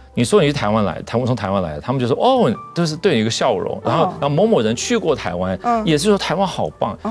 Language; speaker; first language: Chinese; non-native, fluent; English